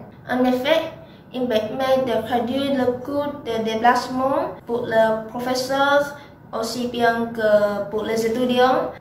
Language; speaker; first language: French; non-native, learner; Vietnamese